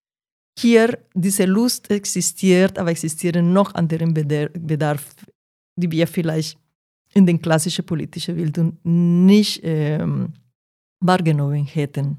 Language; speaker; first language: German; non-native, fluent; Portuguese